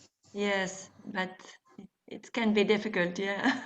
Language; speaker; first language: English; non-native, fluent; French